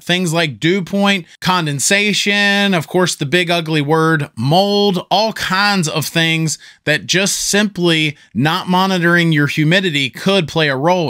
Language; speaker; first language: English; native; English